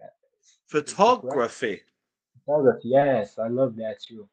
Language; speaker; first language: English; non-native, learner; Portuguese